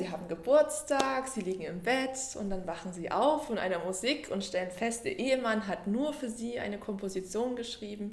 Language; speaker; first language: German; native; German